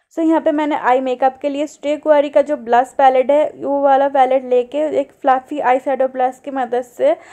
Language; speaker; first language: Hindi; non-native, local second language; Bangla